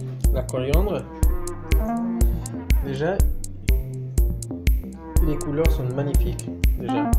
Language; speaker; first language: French; non-native, fluent; Spanish